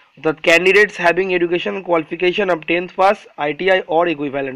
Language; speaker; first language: Hindi; non-native, local second language; Bangla